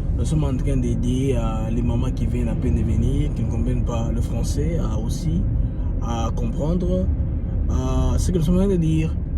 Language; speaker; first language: French; non-native, local second language; Lingala